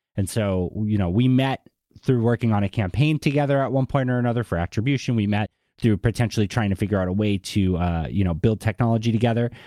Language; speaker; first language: English; native; English